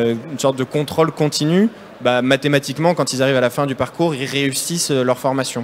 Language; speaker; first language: French; native; French